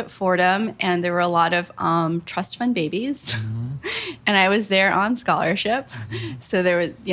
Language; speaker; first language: English; native; English